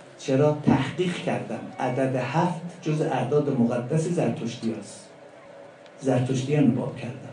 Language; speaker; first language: Persian; non-native, local second language; Azerbaijani